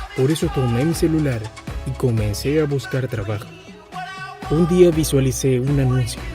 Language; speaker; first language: Spanish; native; Spanish